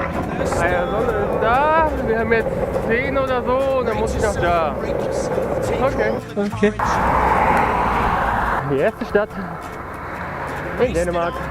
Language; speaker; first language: German; native; German